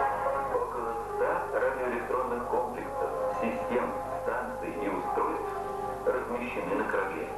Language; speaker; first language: Russian; native; Russian